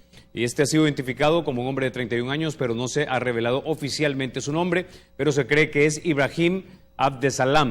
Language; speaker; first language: Spanish; native; Spanish